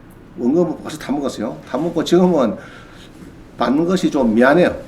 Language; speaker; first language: Korean; native; Korean